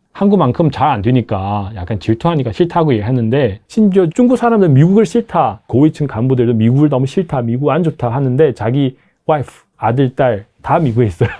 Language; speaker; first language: Korean; non-native, fluent; Chinese